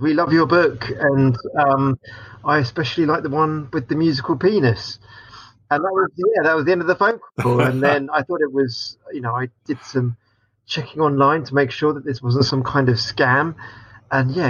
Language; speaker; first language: English; native; English